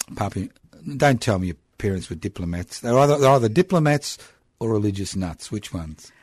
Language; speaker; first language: English; non-native, local second language; Italian